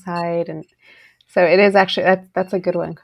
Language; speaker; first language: English; native; English